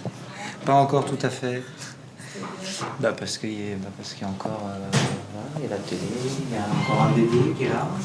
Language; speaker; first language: French; native; French